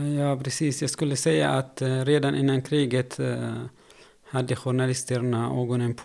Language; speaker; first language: Swedish; non-native, fluent; Arabic